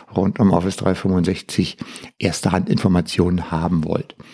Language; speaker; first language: German; native; German